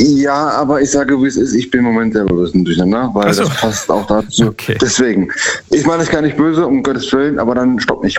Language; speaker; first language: German; native; German